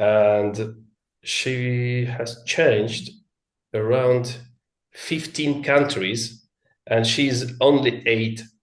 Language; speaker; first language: English; non-native, learner; Russian